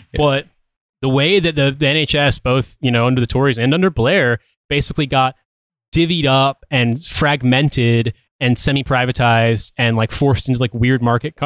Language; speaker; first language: English; native; English